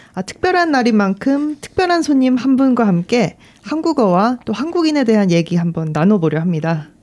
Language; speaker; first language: Korean; native; Korean